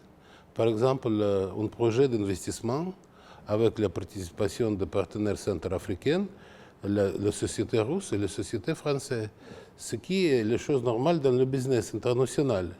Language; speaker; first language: French; non-native, fluent; Russian